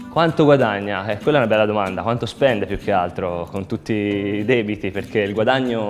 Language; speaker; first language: Italian; native; Italian